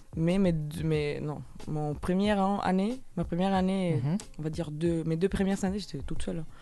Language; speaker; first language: French; non-native, fluent; Spanish